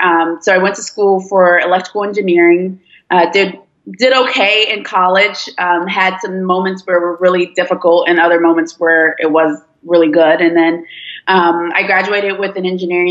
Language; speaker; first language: English; early bilingual, other home language; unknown